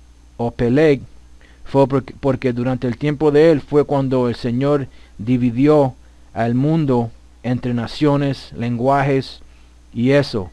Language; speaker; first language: Spanish; early bilingual, heritage; Spanish